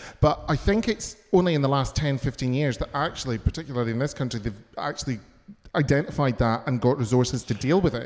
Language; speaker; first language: English; native; English